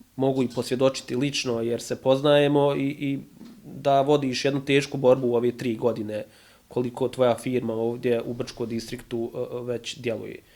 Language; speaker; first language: Bosnian; native; Bosnian